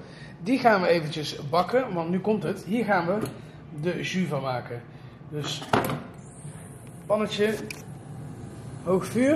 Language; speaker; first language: Dutch; native; Dutch